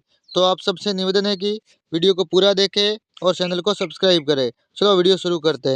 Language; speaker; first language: Hindi; native; Hindi